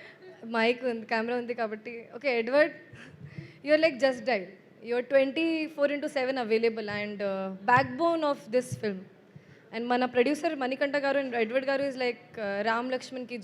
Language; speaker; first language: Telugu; non-native, learner; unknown